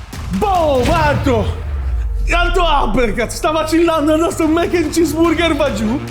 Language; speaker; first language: Italian; native; Italian